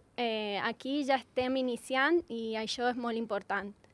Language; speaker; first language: Catalan; non-native, learner; Spanish